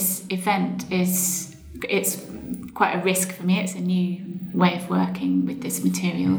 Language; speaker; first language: English; native; English